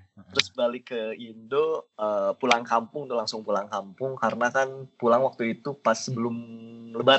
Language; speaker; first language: Indonesian; native; Indonesian